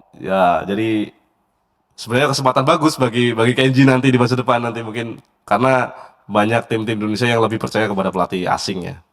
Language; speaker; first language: Indonesian; native; Indonesian